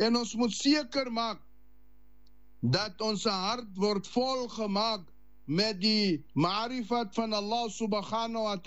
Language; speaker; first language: Dutch; non-native, learner; Afrikaans